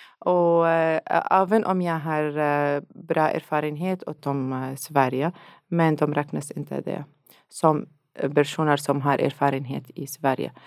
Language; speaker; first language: Swedish; non-native, learner; Arabic